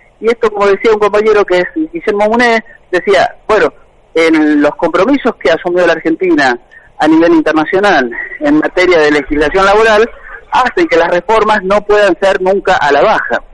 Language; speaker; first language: Spanish; native; Spanish